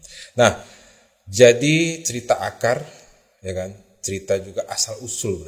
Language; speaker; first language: Indonesian; native; Indonesian